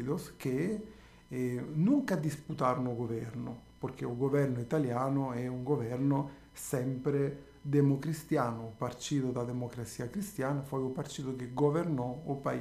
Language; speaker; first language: Portuguese; non-native, fluent; Italian